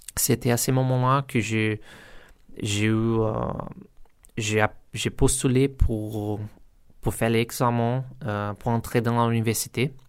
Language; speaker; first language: French; non-native, learner; Portuguese